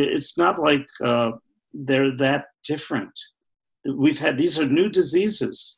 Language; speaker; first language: English; native; English